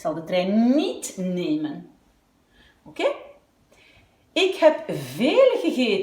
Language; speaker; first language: Dutch; non-native, fluent; French